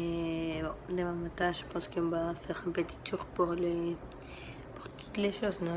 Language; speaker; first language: French; non-native, learner; Spanish